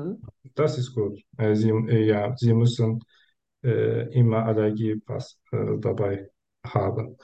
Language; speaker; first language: German; non-native, learner; Turkish